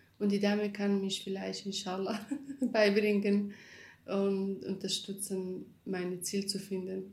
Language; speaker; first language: German; non-native, learner; Kurdish